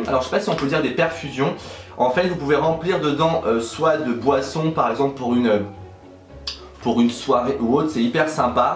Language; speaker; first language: French; native; French